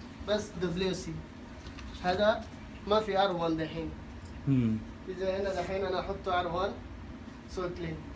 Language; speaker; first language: Arabic; non-native, learner; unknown